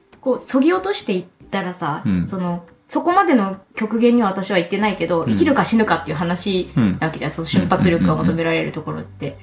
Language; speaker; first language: Japanese; native; Japanese